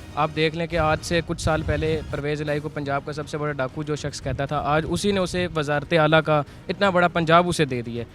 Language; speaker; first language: Urdu; non-native, local second language; Punjabi